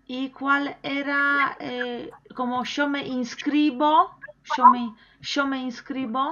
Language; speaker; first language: Spanish; non-native, fluent; Polish